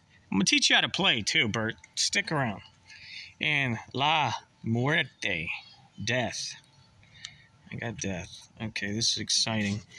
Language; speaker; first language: English; native; English